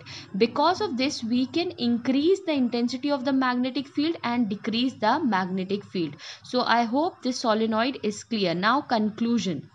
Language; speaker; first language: English; non-native, local second language; Hindi